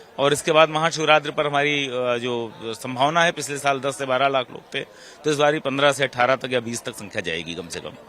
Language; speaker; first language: Hindi; native; Hindi